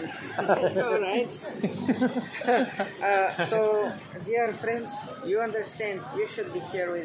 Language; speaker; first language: English; non-native, local second language; Filipino